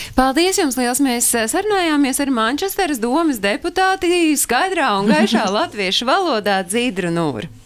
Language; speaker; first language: Latvian; native; Latvian